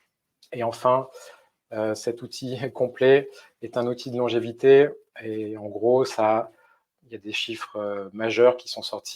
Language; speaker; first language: French; native; French